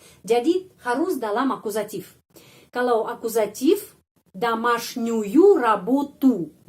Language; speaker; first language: Indonesian; non-native, fluent; Russian